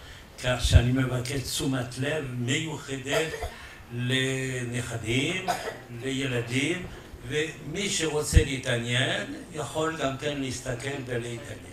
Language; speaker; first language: Hebrew; non-native, fluent; French